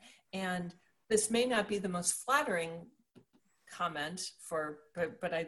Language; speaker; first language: English; native; English